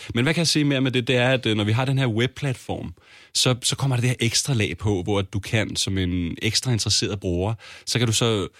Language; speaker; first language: Danish; native; Danish